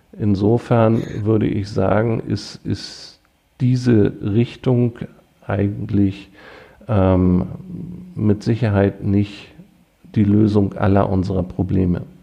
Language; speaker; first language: German; native; German